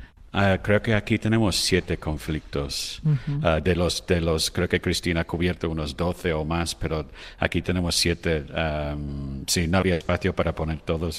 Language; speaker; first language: Spanish; non-native, fluent; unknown